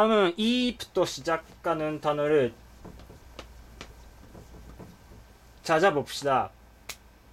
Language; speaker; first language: Korean; non-native, fluent; Japanese